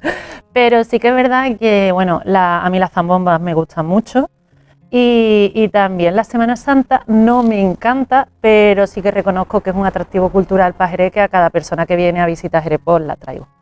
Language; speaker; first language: Spanish; native; Spanish